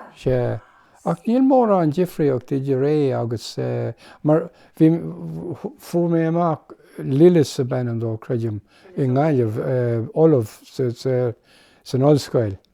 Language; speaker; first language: Irish; non-native, local second language; English